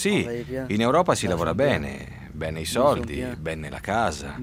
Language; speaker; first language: Italian; non-native, learner; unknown